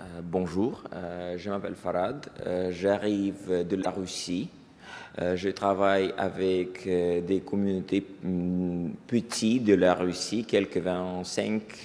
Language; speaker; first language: French; non-native, fluent; Russian